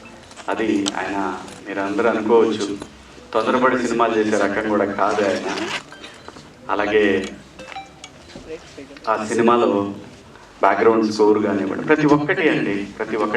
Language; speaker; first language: Telugu; native; Telugu